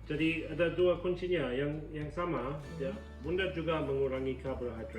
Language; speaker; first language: Indonesian; non-native, fluent; English